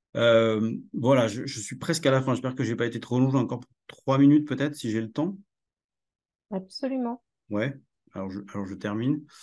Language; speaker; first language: French; native; French